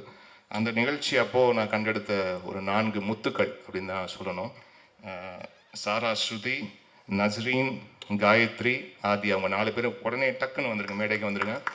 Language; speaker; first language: Tamil; native; Tamil